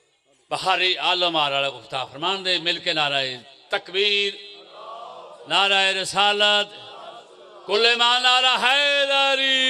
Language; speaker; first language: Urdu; non-native, local second language; Punjabi